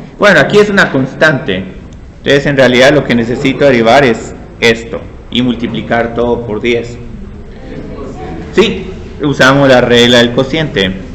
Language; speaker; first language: Spanish; native; Spanish